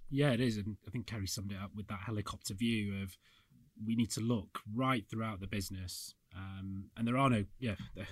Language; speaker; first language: English; native; English